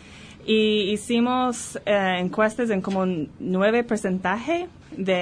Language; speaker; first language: Spanish; early bilingual, heritage; Spanish